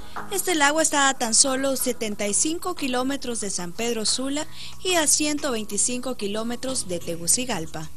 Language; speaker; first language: Spanish; native; Spanish